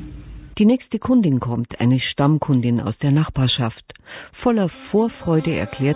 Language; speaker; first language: German; native; German